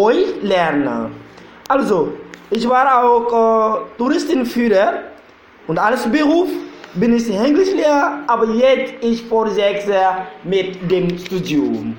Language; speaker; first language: German; non-native, learner; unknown